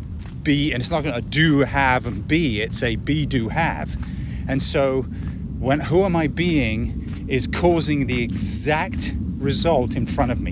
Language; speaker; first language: English; native; English